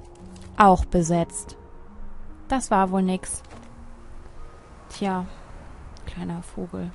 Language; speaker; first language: German; native; German